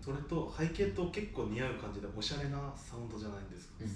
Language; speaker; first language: Japanese; non-native, fluent; Korean